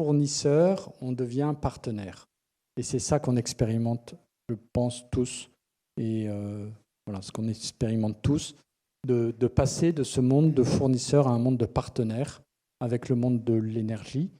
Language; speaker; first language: French; native; French